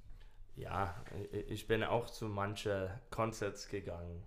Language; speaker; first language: German; non-native, learner; English